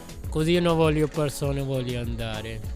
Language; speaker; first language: Italian; non-native, learner; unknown